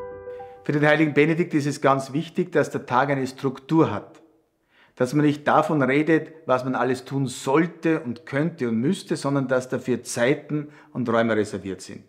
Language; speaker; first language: German; native; German